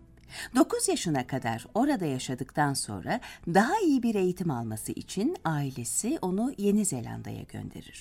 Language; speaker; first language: Turkish; native; Turkish